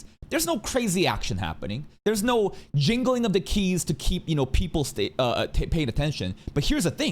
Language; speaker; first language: English; native; English